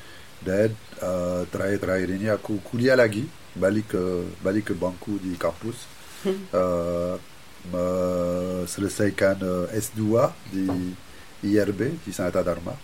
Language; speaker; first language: Indonesian; non-native, fluent; French